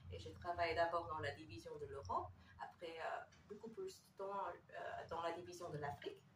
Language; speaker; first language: French; non-native, fluent; Korean